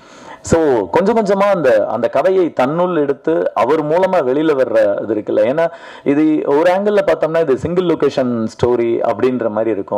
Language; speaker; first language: Tamil; native; Tamil